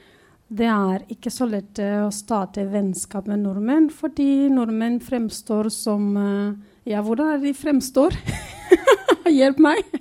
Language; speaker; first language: Norwegian; non-native, fluent; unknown